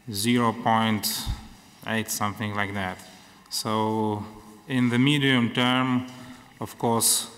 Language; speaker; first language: English; non-native, fluent; Lithuanian